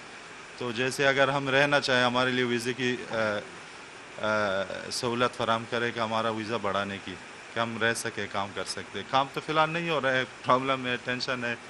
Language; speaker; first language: Hindi; non-native, fluent; Persian